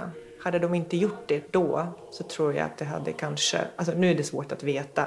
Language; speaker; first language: Swedish; non-native, fluent; Russian